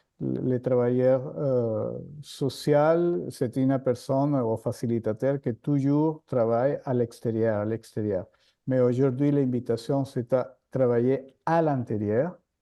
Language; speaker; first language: French; non-native, fluent; Spanish